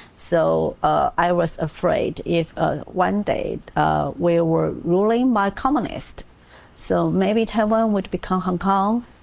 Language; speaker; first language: English; non-native, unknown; Chinese